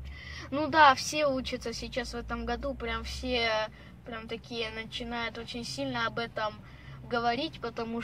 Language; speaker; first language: Russian; early bilingual, heritage; Russian